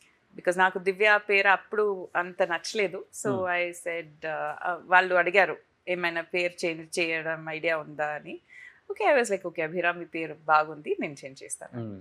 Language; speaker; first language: Telugu; non-native, fluent; Tamil